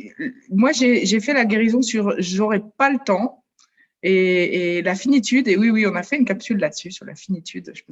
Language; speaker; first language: French; native; French